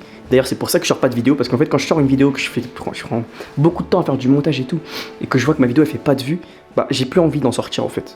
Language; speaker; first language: French; native; French